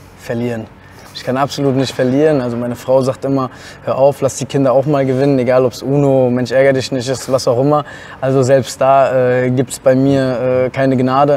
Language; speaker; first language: German; native; German